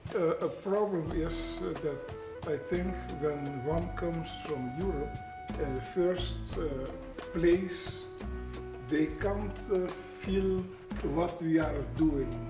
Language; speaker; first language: English; non-native, learner; Papiamento